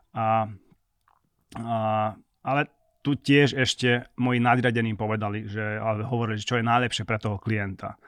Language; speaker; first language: Slovak; non-native, local second language; Hungarian